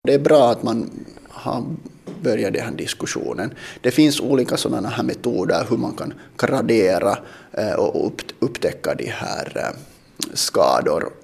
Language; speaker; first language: Swedish; non-native, local second language; Finnish